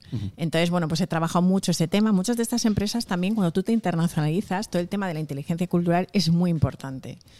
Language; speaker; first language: Spanish; early bilingual, other home language; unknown